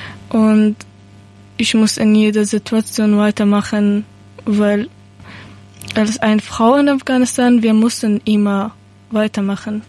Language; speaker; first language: German; non-native, learner; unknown